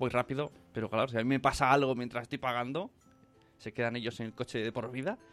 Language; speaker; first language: Spanish; native; Spanish